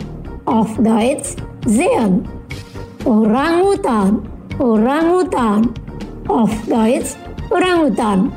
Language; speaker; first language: German; non-native, fluent; Indonesian